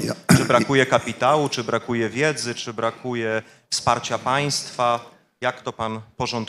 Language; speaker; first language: Polish; native; Polish